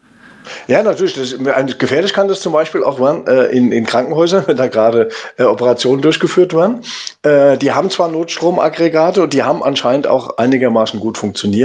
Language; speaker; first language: German; native; German